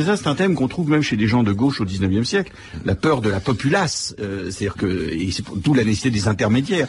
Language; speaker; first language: French; native; French